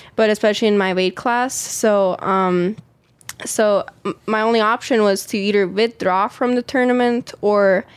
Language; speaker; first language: English; native; English